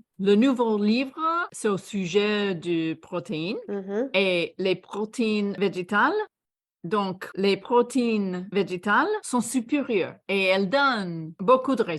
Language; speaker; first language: French; non-native, fluent; English